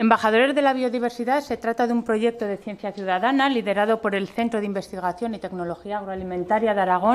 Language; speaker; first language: Spanish; native; Spanish